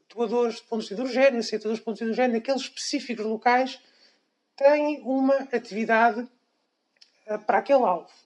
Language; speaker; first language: Portuguese; native; Portuguese